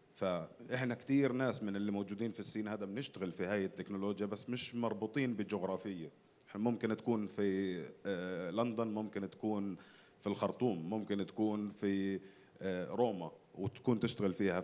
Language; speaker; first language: Arabic; native; Arabic